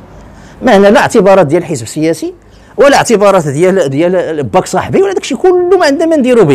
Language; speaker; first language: Arabic; native; Arabic